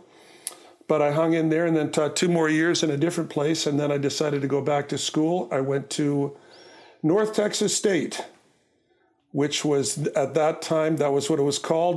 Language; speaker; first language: English; native; English